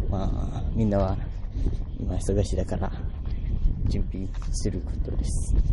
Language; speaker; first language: Japanese; non-native, learner; Malay